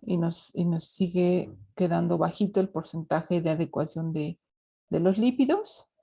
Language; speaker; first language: Spanish; native; Spanish